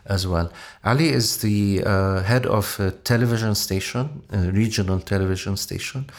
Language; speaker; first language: English; non-native, fluent; Arabic